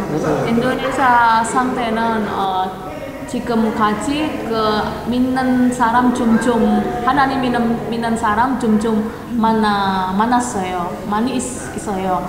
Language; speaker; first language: Korean; non-native, learner; Indonesian